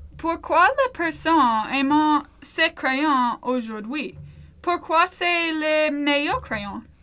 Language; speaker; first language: French; non-native, learner; English